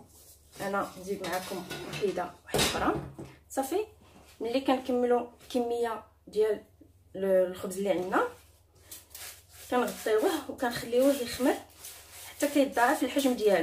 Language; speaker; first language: Arabic; native; Arabic